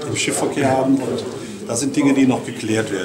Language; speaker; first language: German; native; German